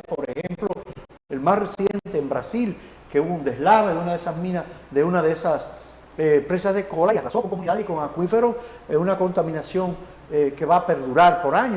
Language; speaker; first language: Spanish; native; Spanish